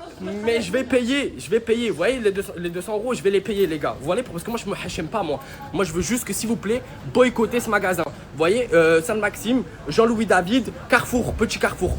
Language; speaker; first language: French; native; French